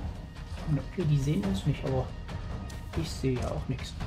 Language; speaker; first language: German; native; German